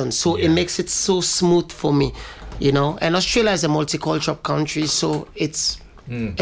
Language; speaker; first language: English; non-native, local second language; Krio